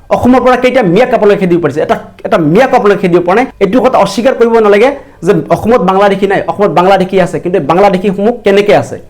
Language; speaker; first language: Assamese; non-native, local second language; Bangla